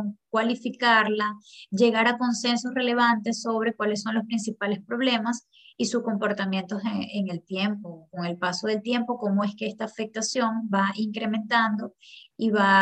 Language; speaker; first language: Spanish; native; Spanish